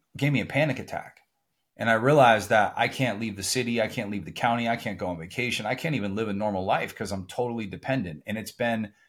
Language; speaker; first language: English; native; English